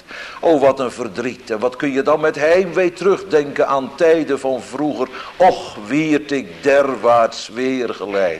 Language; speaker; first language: Dutch; native; Dutch